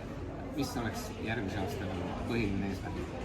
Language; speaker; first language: Estonian; native; Estonian